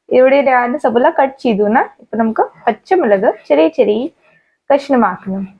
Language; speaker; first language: Malayalam; native; Malayalam